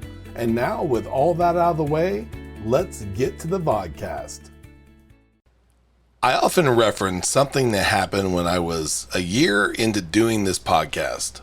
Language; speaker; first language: English; native; English